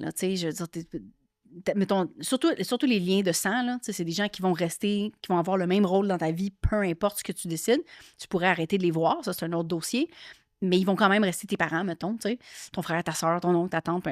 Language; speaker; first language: French; native; French